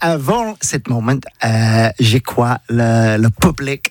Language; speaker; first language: French; non-native, learner; English